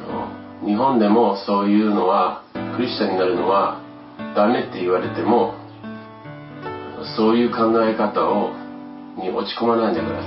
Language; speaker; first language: Japanese; early bilingual, other home language; English